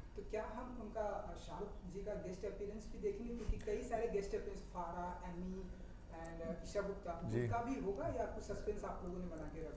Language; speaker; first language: Hindi; native; Hindi